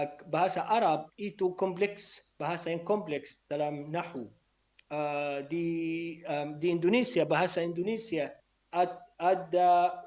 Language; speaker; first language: Indonesian; non-native, learner; Arabic